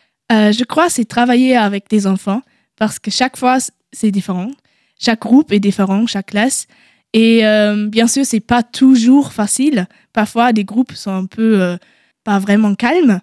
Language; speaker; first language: French; non-native, learner; German